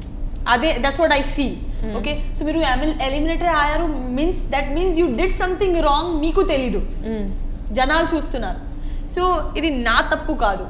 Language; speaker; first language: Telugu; non-native, learner; Gujarati